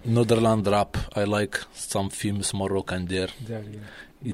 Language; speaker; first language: English; non-native, learner; Arabic